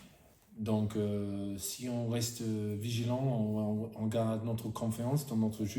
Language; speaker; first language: French; non-native, fluent; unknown